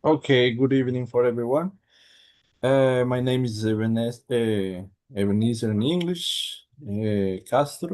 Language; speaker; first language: English; non-native, learner; Spanish